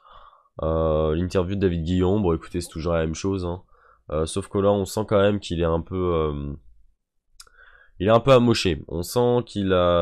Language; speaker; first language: French; native; French